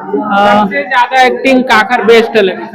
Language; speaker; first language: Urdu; non-native, local second language; Chhattisgarhi